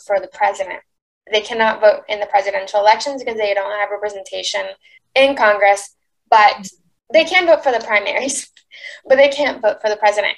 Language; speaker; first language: English; early bilingual, other home language; Spanish